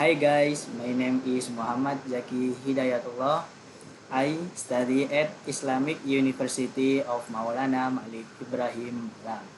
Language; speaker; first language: English; non-native, learner; Indonesian